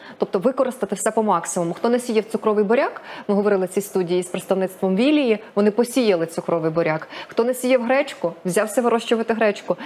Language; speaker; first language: Ukrainian; native; Ukrainian